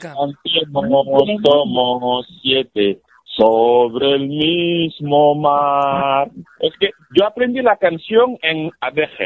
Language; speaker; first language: Spanish; non-native, fluent; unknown